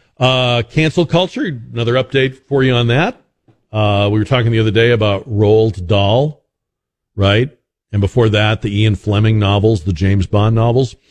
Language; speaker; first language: English; native; English